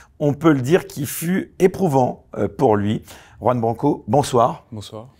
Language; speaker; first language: French; native; French